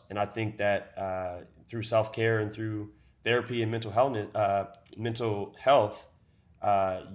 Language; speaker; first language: English; native; English